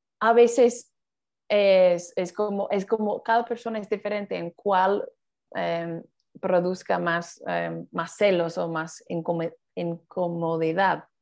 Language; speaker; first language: Spanish; non-native, fluent; English